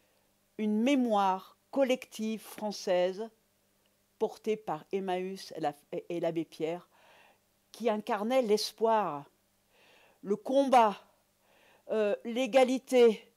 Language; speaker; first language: French; native; French